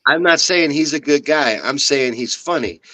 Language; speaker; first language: English; native; English